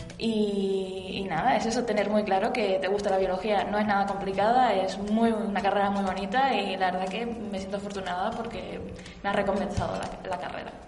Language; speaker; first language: Spanish; early bilingual, other home language; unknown